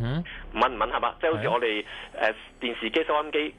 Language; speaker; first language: Cantonese; native; Cantonese